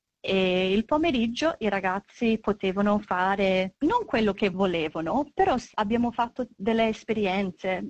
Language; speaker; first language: Italian; non-native, fluent; English